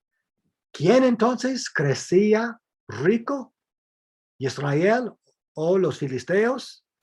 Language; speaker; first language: Spanish; non-native, fluent; English